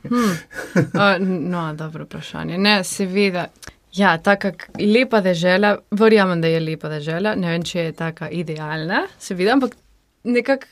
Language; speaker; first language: Slovenian; early bilingual, heritage; Slovenian